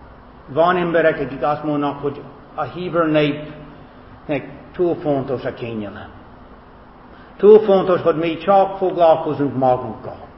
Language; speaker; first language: Hungarian; non-native, fluent; English